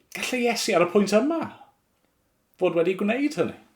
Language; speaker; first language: Welsh; native; Welsh